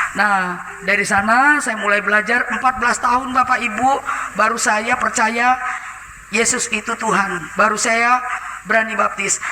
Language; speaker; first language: Indonesian; native; Indonesian